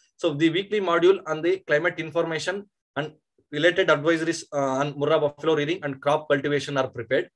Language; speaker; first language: English; non-native, local second language; Kannada